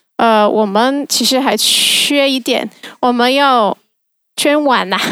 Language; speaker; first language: Chinese; non-native, fluent; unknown